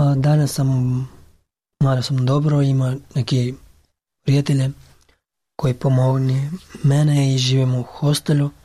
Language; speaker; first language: Serbian; non-native, learner; Pashto